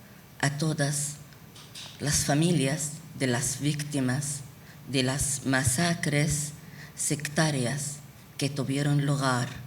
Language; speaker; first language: Spanish; non-native, fluent; Arabic